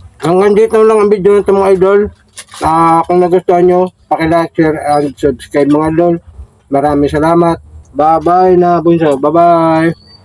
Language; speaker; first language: Filipino; native; Filipino